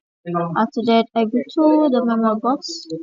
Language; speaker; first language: English; non-native, learner; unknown